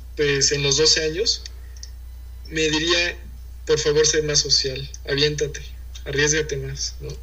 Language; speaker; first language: Spanish; early bilingual, heritage; Spanish